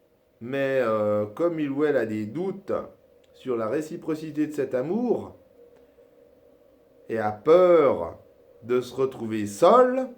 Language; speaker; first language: French; native; French